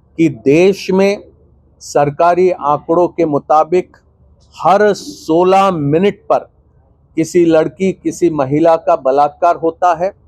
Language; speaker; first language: Hindi; non-native, local second language; Gujarati